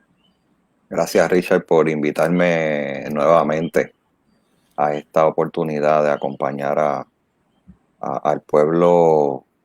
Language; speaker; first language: Spanish; native; Spanish